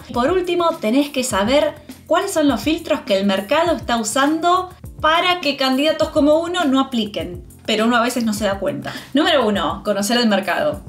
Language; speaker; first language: Spanish; native; Spanish